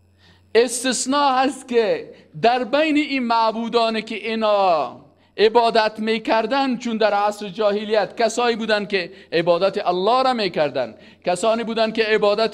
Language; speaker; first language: Persian; native; Persian